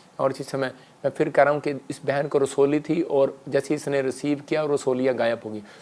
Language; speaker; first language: Hindi; non-native, local second language; Punjabi